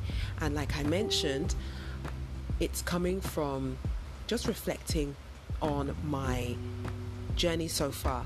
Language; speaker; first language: English; native; English